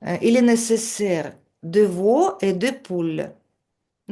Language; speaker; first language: French; non-native, fluent; Russian